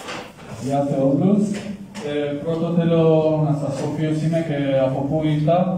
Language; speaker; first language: Greek; non-native, learner; Kurdish